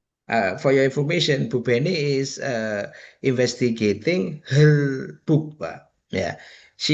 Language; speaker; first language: English; non-native, fluent; Indonesian